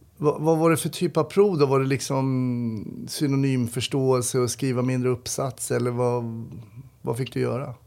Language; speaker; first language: Swedish; native; Swedish